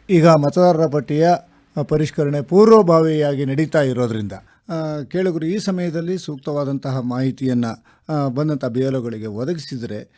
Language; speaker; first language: Kannada; native; Kannada